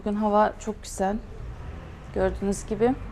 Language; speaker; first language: Turkish; non-native, fluent; Russian